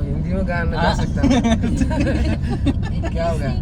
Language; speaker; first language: Hindi; non-native, local second language; Malayalam